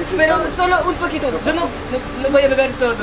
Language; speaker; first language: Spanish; non-native, learner; French